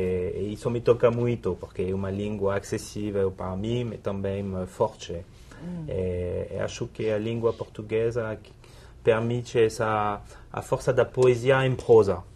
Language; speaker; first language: Portuguese; non-native, fluent; French